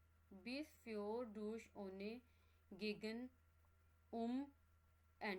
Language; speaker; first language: German; non-native, fluent; Urdu